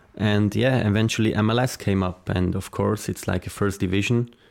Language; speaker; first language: English; non-native, fluent; Swiss German